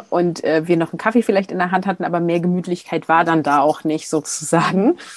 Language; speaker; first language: German; native; German